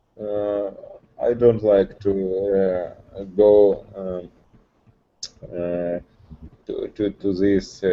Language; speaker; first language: English; non-native, learner; Russian